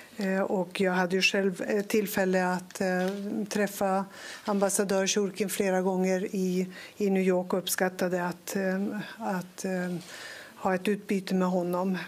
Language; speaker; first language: Swedish; native; Swedish